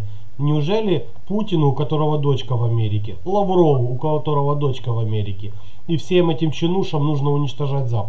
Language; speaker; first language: Russian; native; Russian